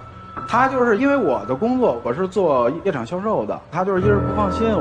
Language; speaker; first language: Chinese; native; Chinese